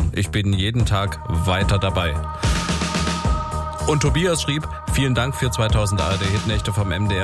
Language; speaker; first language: German; native; German